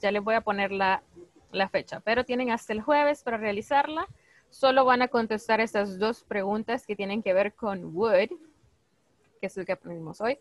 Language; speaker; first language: Spanish; native; Spanish